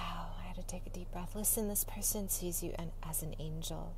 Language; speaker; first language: English; native; English